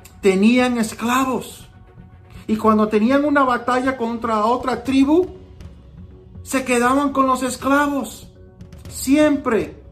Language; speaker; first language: Spanish; early bilingual, heritage; Spanish